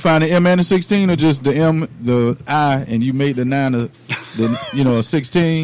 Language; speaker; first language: English; native; English